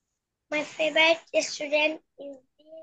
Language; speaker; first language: English; non-native, learner; Bangla